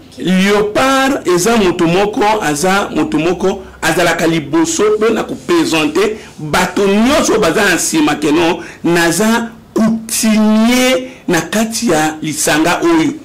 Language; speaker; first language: Lingala; non-native, local second language; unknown